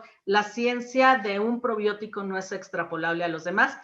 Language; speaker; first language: Spanish; native; Spanish